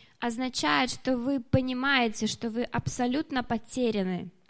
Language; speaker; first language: Russian; native; Russian